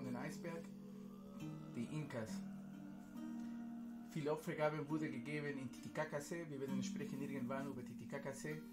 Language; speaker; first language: German; non-native, fluent; Spanish